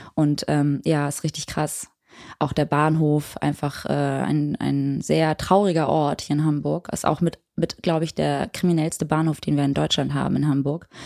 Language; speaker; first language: German; early bilingual, other home language; Albanian